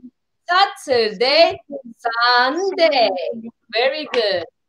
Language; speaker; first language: English; non-native, fluent; Turkish